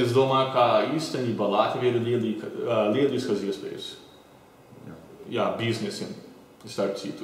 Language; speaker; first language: Latvian; early bilingual, heritage; Portuguese